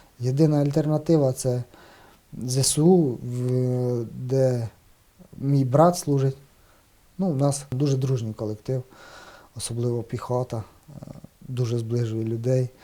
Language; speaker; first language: Ukrainian; native; Ukrainian